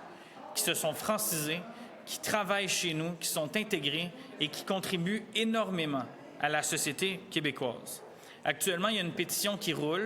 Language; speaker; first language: French; native; French